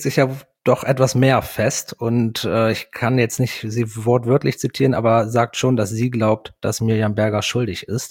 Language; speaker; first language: German; native; German